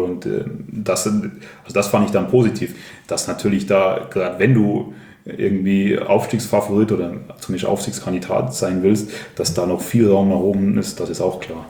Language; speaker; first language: German; native; German